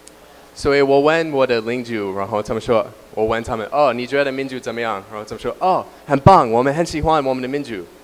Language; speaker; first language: Chinese; non-native, learner; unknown